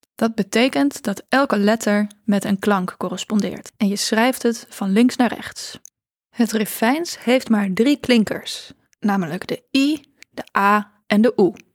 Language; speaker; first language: Dutch; native; Dutch